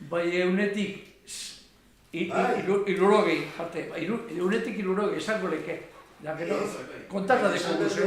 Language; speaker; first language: Basque; native; Basque